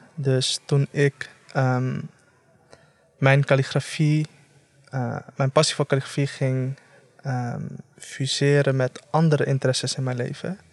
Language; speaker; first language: Dutch; native; Dutch